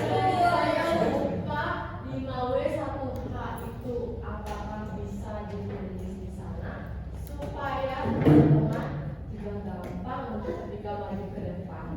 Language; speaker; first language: Indonesian; non-native, learner; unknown